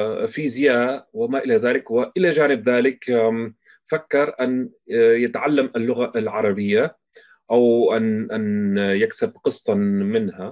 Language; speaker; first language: Arabic; non-native, fluent; German